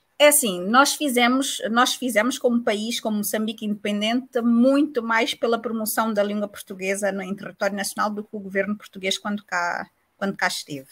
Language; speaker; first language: Portuguese; native; Portuguese